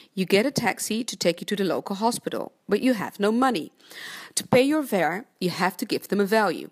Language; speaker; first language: English; non-native, fluent; Dutch